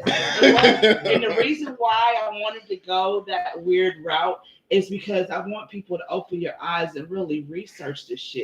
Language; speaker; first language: English; native; English